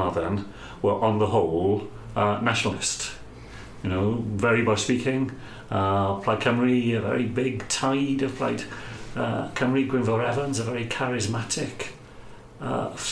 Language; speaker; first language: English; native; English